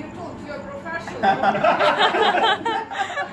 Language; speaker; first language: English; non-native, fluent; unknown